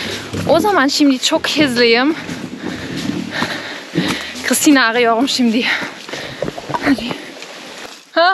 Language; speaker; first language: Turkish; non-native, learner; German